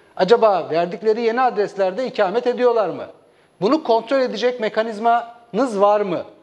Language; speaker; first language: Turkish; native; Turkish